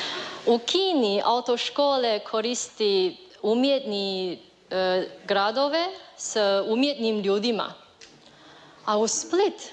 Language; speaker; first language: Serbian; non-native, learner; Chinese